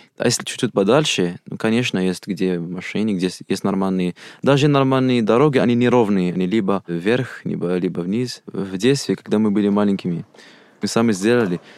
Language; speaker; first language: Russian; non-native, fluent; Arabic